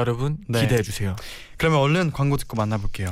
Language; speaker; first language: Korean; native; Korean